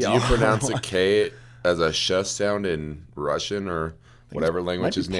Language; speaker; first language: English; native; English